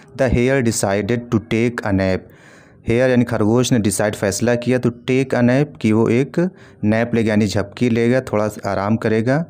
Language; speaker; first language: Hindi; native; Hindi